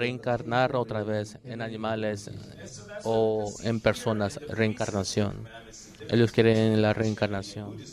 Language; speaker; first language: Spanish; non-native, learner; Korean